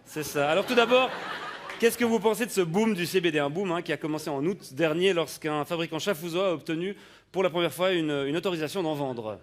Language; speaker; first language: French; native; French